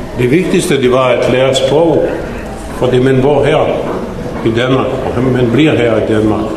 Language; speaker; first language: Danish; non-native, fluent; Bosnian